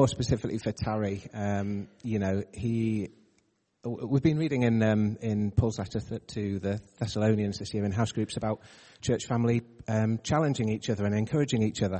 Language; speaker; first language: English; native; English